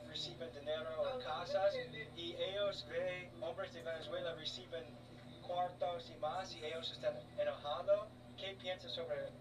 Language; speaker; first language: Spanish; non-native, learner; English